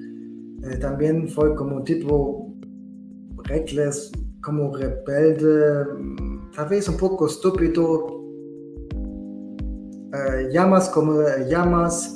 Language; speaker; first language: Spanish; non-native, fluent; German